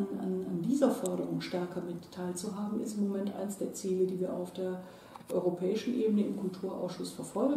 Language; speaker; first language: German; native; German